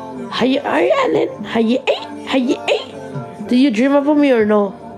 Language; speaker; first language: English; early bilingual, other home language; Spanish